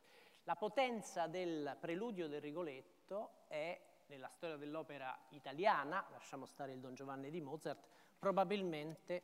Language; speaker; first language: Italian; native; Italian